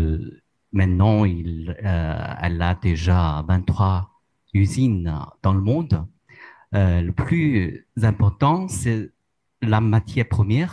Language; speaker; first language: French; non-native, learner; Chinese